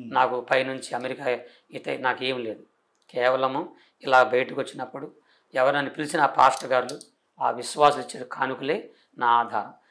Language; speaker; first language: Telugu; non-native, local second language; Koya